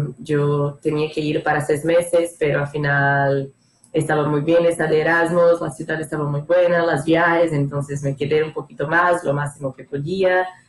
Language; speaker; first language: Spanish; non-native, fluent; Portuguese